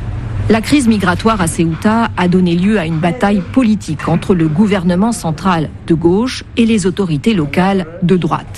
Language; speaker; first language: French; native; French